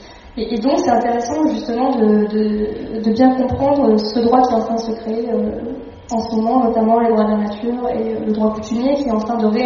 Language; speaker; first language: French; native; French